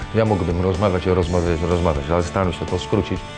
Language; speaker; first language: Polish; non-native, fluent; English